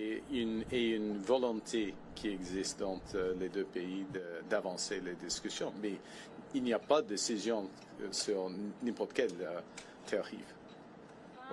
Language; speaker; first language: French; non-native, fluent; English